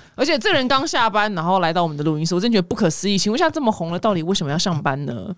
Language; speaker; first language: Chinese; native; Chinese